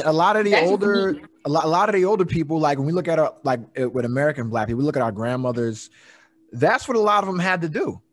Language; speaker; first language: English; native; English